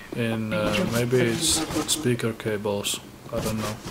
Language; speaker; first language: English; non-native, fluent; Finnish